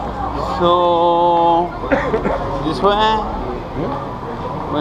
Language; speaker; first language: English; non-native, fluent; French